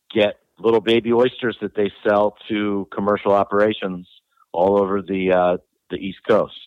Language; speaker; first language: English; native; English